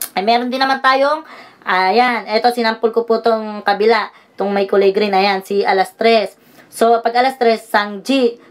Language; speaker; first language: Filipino; native; Filipino